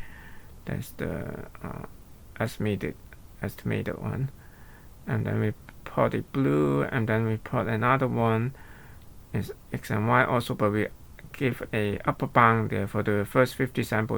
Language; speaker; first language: English; non-native, fluent; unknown